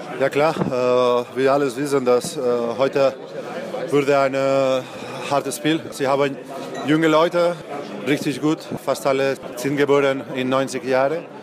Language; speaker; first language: German; non-native, learner; Spanish